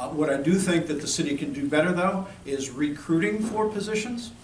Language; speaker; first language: English; native; English